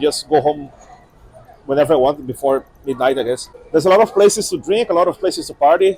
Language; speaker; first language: English; non-native, fluent; Portuguese